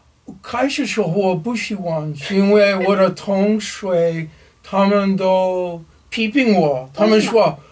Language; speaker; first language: Chinese; non-native, learner; English